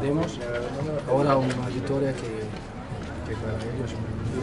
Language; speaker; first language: Spanish; non-native, learner; German